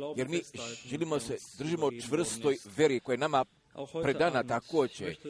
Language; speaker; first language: Croatian; early bilingual, heritage; Croatian